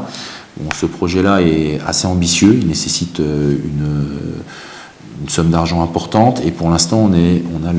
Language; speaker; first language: French; native; French